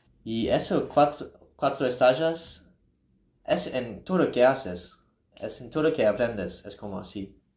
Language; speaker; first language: Spanish; non-native, learner; English